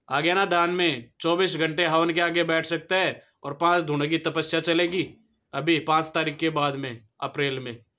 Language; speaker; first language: Hindi; native; Hindi